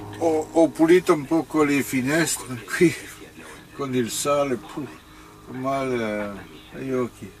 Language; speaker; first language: Italian; non-native, fluent; French